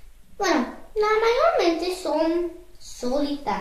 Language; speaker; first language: Spanish; early bilingual, heritage; Spanish